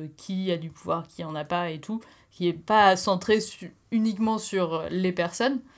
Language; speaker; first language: French; native; French